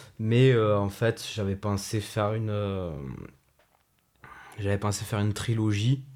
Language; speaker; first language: French; native; French